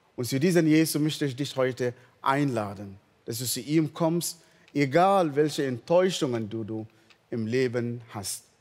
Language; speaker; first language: German; non-native, fluent; Arabic